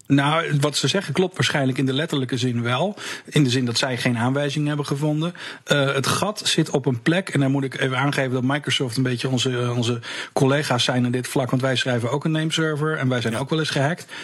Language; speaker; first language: Dutch; native; Dutch